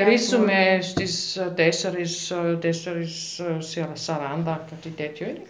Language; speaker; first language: Greek; non-native, learner; German